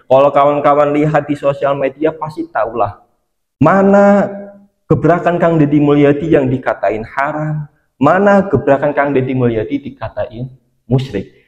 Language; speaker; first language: Indonesian; native; Indonesian